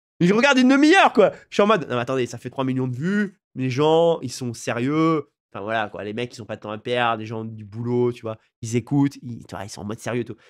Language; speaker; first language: French; native; French